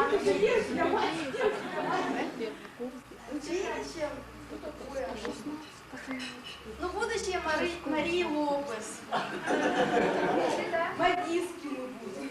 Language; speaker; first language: Russian; non-native, local second language; Tuvinian